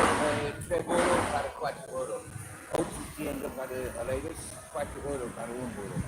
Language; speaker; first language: Spanish; non-native, learner; English